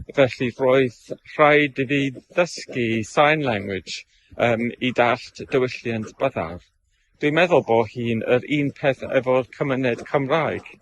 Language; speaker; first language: Welsh; non-native, learner; English